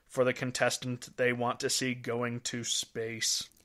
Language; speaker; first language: English; native; English